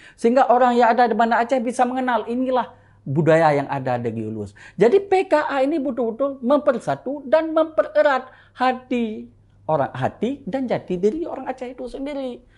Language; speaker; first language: Indonesian; native; Indonesian